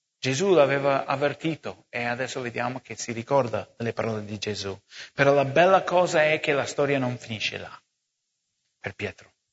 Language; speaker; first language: Italian; non-native, fluent; English